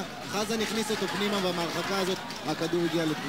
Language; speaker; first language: Hebrew; native; Hebrew